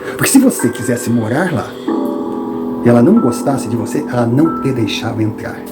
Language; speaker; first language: Portuguese; non-native, fluent; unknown